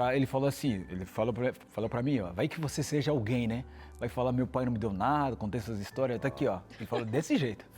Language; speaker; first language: Portuguese; native; Portuguese